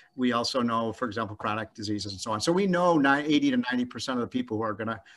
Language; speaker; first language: English; native; English